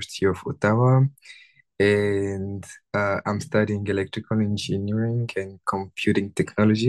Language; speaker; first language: English; non-native, fluent; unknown